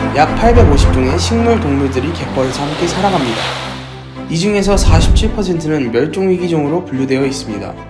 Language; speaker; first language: Korean; native; Korean